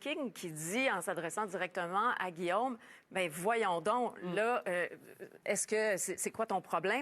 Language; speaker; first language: French; native; French